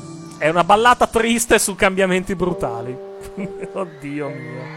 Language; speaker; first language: Italian; native; Italian